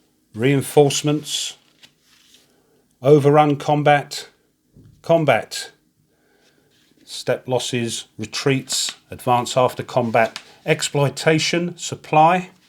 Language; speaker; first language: English; native; English